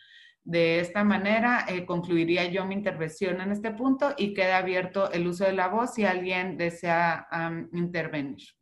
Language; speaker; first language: Spanish; native; Spanish